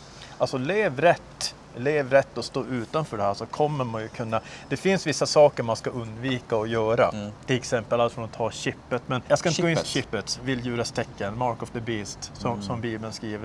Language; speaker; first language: Swedish; native; Swedish